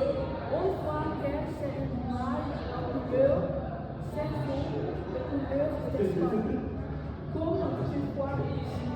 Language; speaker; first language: French; non-native, learner; Dutch